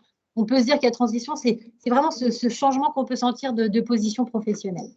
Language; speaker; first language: French; native; French